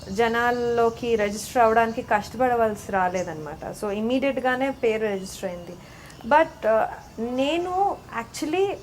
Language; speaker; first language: Telugu; native; Telugu